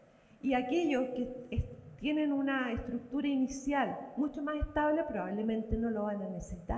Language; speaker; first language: Spanish; native; Spanish